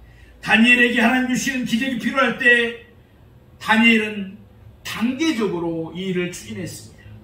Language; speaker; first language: Korean; native; Korean